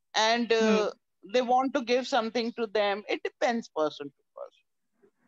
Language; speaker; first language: English; non-native, local second language; Hindi